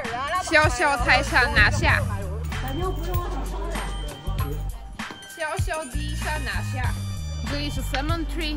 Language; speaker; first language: Chinese; non-native, fluent; Czech